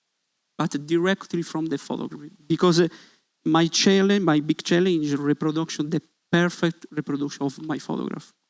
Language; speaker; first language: English; non-native, learner; Italian